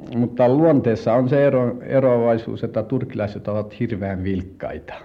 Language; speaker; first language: Finnish; non-native, fluent; Tatar